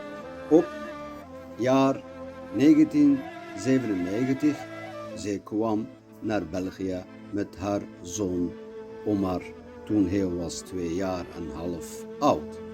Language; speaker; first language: Dutch; non-native, learner; Kurdish